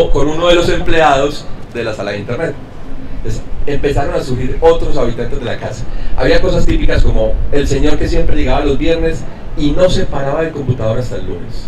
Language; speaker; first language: Spanish; native; Spanish